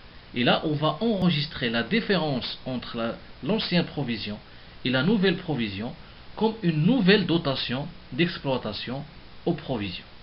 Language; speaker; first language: French; non-native, local second language; Arabic